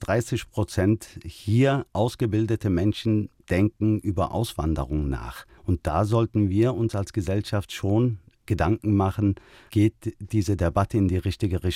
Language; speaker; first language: German; early bilingual, other home language; Turkish